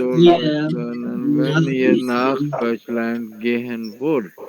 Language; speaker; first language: German; non-native, learner; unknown